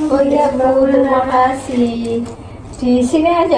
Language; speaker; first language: Indonesian; native; Indonesian